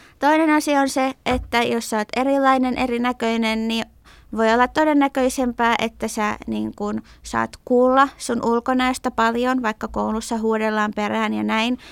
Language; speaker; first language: Finnish; early bilingual, other home language; Persian